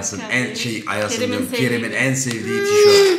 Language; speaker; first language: Turkish; native; Turkish